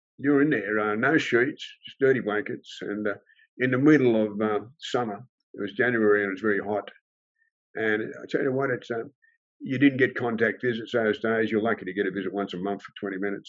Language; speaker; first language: English; native; English